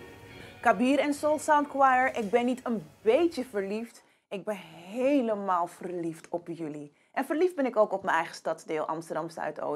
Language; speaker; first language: Dutch; native; Dutch